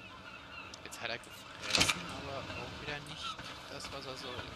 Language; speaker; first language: German; native; German